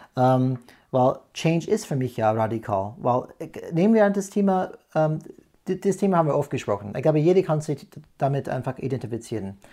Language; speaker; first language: German; non-native, fluent; English